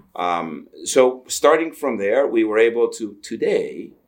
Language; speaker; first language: English; non-native, fluent; Greek